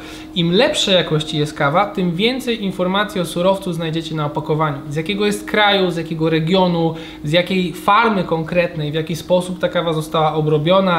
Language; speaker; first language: Polish; native; Polish